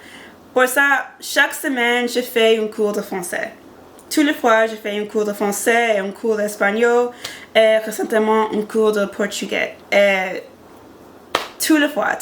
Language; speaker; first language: French; non-native, learner; English